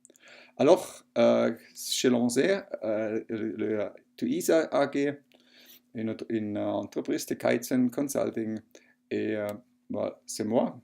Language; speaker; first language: French; non-native, fluent; German